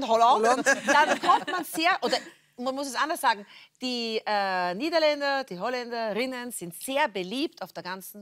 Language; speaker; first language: German; native; German